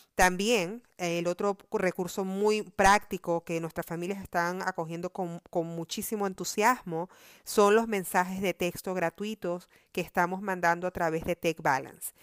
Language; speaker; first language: Spanish; native; Spanish